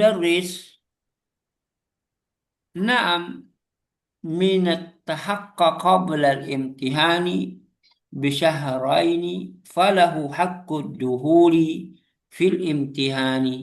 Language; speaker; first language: Arabic; non-native, learner; Indonesian